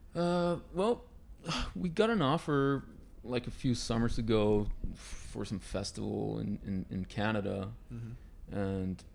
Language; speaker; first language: English; non-native, fluent; Spanish